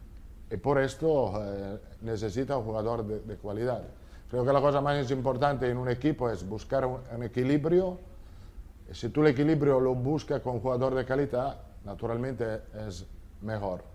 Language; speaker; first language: Spanish; non-native, fluent; Italian